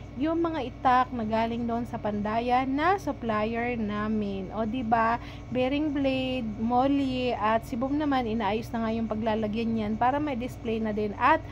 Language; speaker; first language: Filipino; non-native, local second language; Bikol